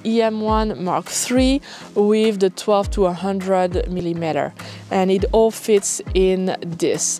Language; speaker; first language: English; non-native, fluent; French